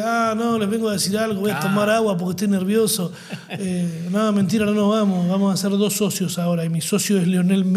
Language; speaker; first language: Spanish; native; Spanish